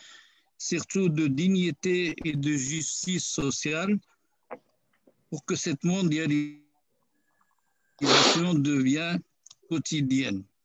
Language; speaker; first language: French; non-native, local second language; Arabic